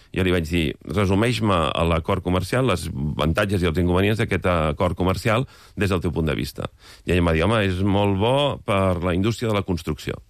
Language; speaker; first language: Catalan; native; Catalan